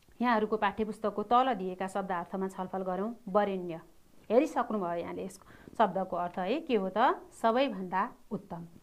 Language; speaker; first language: Nepali; native; Nepali